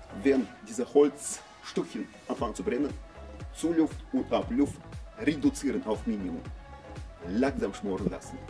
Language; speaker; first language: German; non-native, learner; Russian